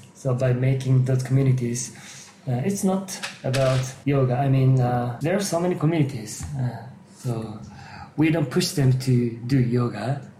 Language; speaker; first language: English; non-native, fluent; Japanese